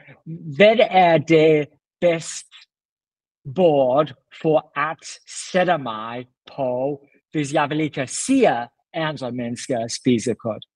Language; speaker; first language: Danish; non-native, learner; English